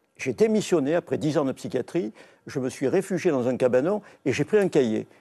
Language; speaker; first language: French; native; French